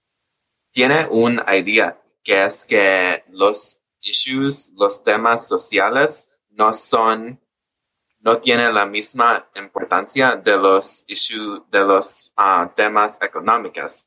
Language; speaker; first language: Spanish; early bilingual, heritage; English